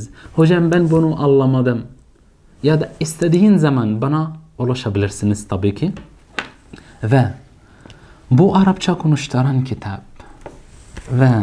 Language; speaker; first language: Turkish; non-native, fluent; Arabic